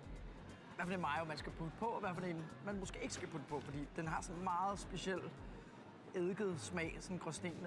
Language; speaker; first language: Danish; native; Danish